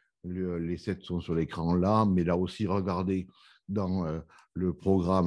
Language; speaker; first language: French; native; French